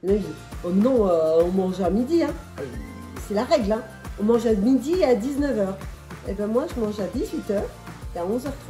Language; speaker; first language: French; native; French